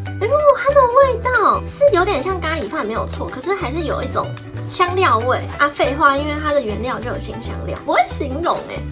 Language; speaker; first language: Chinese; native; Chinese